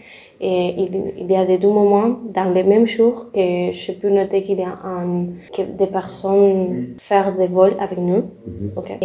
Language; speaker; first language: French; non-native, learner; Spanish